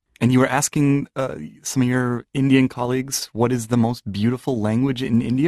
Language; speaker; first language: English; native; English